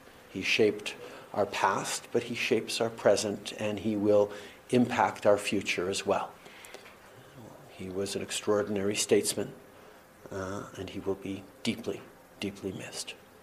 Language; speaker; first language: English; early bilingual, other home language; French